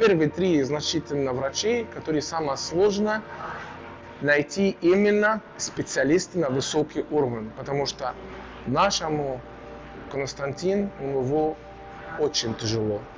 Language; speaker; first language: Russian; non-native, learner; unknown